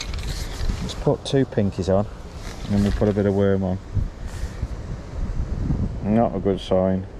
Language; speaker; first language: English; native; English